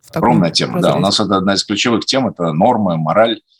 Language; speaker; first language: Russian; native; Russian